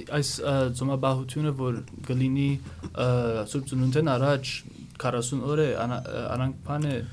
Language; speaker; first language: Armenian; early bilingual, heritage; Armenian